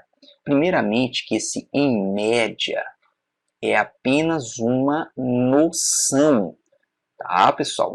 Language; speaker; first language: Portuguese; native; Portuguese